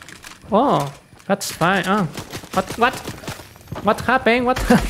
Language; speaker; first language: English; non-native, learner; Spanish